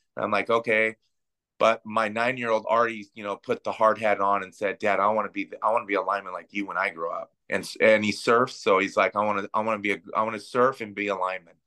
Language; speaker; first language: English; native; English